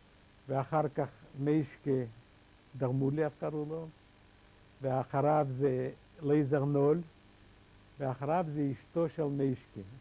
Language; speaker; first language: Hebrew; non-native, fluent; Yiddish